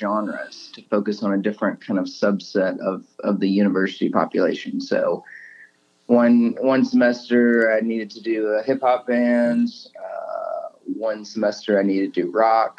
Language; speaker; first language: English; native; English